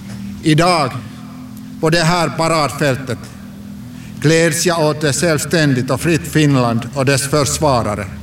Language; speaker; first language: Swedish; non-native, local second language; Finnish